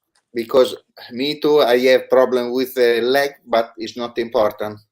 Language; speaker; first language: English; non-native, learner; Italian